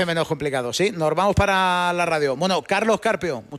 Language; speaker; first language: Spanish; native; Spanish